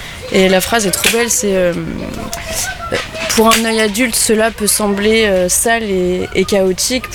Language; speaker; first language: French; native; French